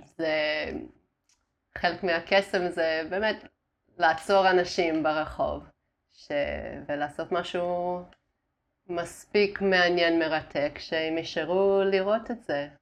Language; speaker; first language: Hebrew; non-native, fluent; Italian